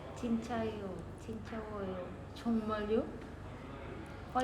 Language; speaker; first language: Korean; non-native, learner; Indonesian